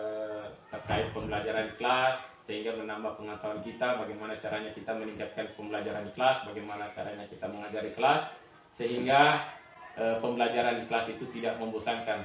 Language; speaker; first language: Indonesian; native; Indonesian